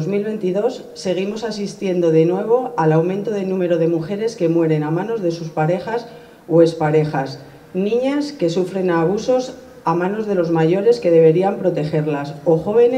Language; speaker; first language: Spanish; native; Spanish